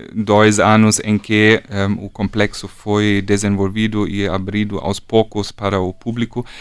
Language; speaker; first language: Portuguese; non-native, fluent; German